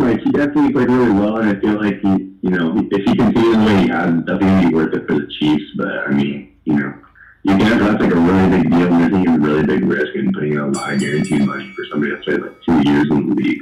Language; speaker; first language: English; native; English